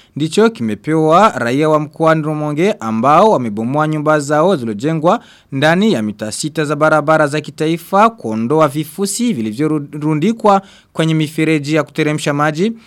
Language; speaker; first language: Swahili; non-native, local second language; Rundi